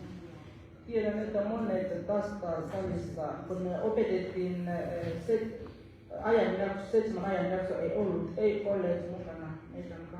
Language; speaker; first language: Finnish; non-native, fluent; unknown